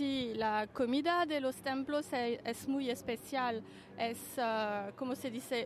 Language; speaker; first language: Spanish; non-native, fluent; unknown